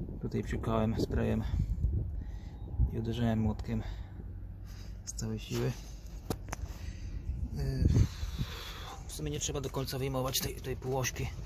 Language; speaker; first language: Polish; native; Polish